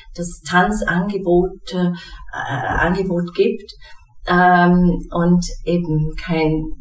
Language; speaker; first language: German; non-native, fluent; English